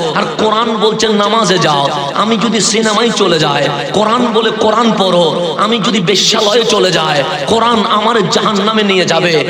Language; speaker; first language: Bangla; non-native, local second language; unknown